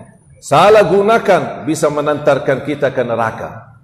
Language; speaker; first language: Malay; non-native, fluent; Arabic